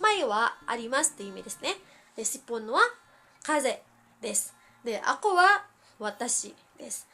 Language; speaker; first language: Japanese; early bilingual, heritage; Filipino